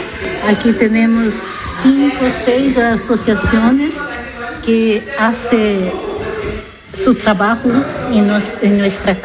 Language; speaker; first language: Spanish; non-native, learner; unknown